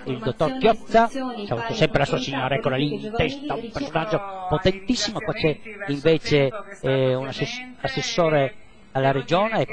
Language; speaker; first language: Italian; native; Italian